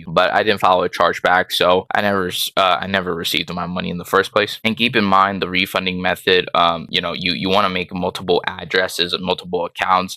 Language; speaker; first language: English; native; English